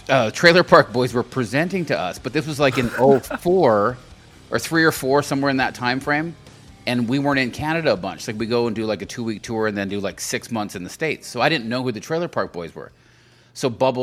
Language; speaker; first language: English; native; English